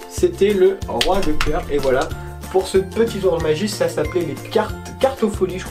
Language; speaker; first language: French; native; French